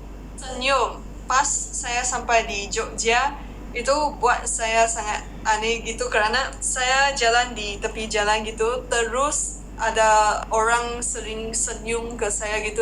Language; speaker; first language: Indonesian; non-native, fluent; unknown